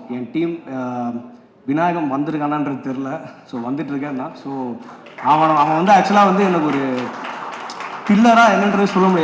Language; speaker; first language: Tamil; native; Tamil